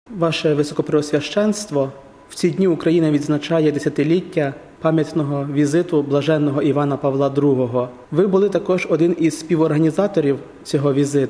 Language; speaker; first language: Ukrainian; native; Ukrainian